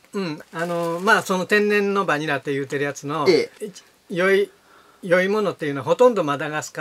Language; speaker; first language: Japanese; native; Japanese